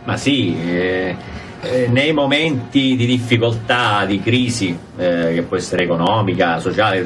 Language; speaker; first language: Italian; native; Italian